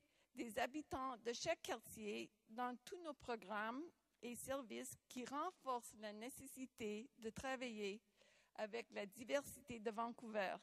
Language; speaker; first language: French; non-native, local second language; English